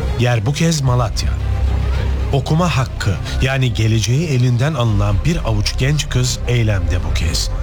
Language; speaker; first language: Turkish; native; Turkish